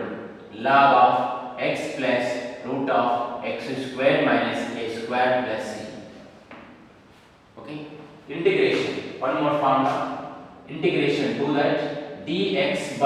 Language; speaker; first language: English; non-native, local second language; Kannada